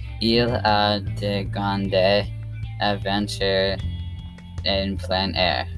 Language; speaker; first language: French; non-native, learner; English